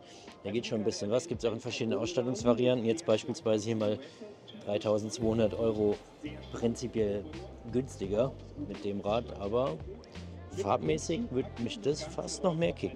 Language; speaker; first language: German; native; German